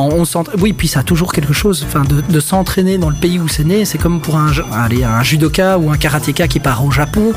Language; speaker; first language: French; native; French